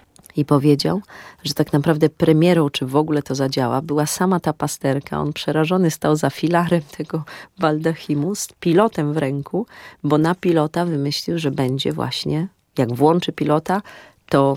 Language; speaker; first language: Polish; native; Polish